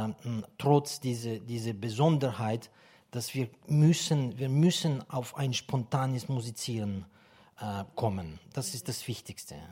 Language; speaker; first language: German; non-native, fluent; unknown